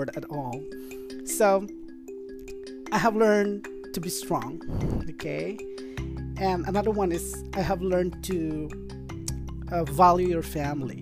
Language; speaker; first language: English; non-native, local second language; Filipino